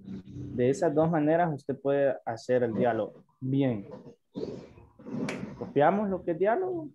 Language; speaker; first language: Spanish; native; Spanish